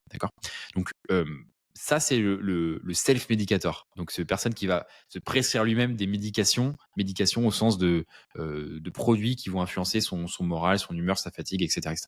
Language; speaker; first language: French; native; French